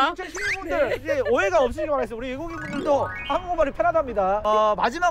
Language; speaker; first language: Korean; native; Korean